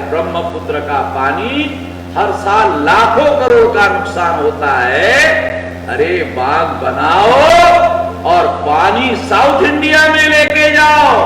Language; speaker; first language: Hindi; non-native, local second language; Marathi